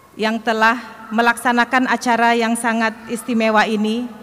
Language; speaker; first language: Indonesian; non-native, fluent; Arabic